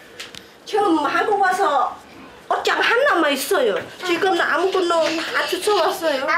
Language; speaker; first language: Korean; non-native, learner; Khmer